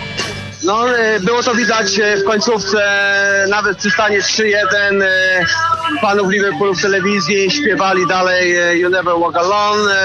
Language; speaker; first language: Polish; early bilingual, heritage; Polish